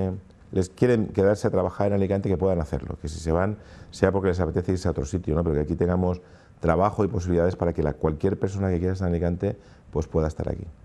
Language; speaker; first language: Spanish; native; Spanish